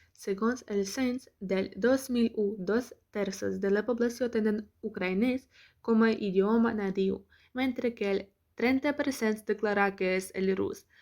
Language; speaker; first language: Catalan; non-native, learner; Ukrainian